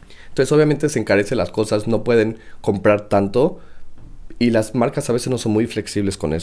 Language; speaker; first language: Spanish; native; Spanish